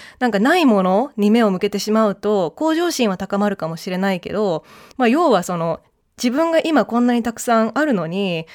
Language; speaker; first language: Japanese; early bilingual, heritage; Japanese